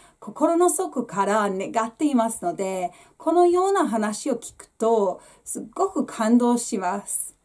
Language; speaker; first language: Japanese; non-native, fluent; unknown